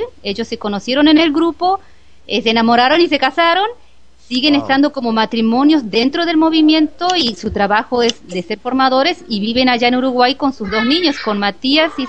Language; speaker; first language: Spanish; native; Spanish